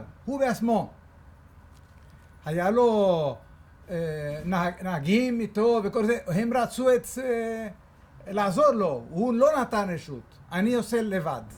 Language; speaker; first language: Hebrew; non-native, fluent; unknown